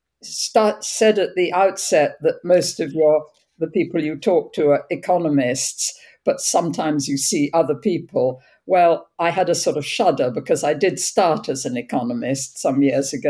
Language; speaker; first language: English; native; English